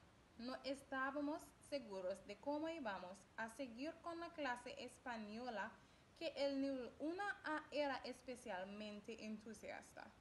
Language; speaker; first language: Spanish; non-native, learner; English